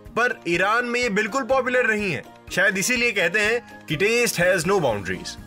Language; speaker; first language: Hindi; native; Hindi